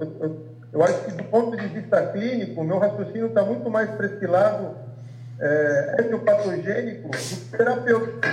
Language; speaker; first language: Portuguese; native; Portuguese